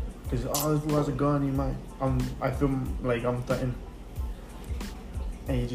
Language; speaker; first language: English; early bilingual, other home language; Spanish